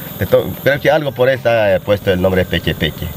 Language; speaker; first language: Spanish; native; Spanish